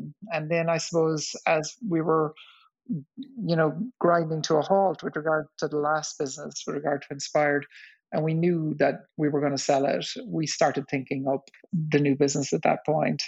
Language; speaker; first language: English; native; English